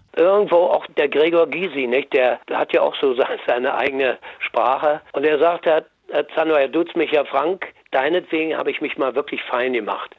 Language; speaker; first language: German; native; German